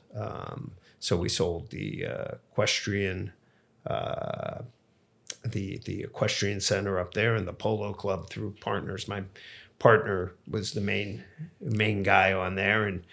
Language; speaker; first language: English; native; English